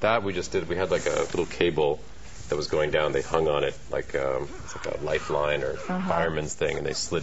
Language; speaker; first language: English; native; English